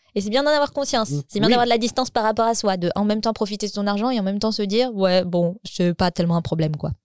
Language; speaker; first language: French; native; French